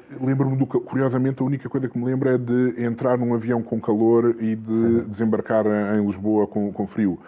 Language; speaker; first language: Portuguese; early bilingual, other home language; Kabuverdianu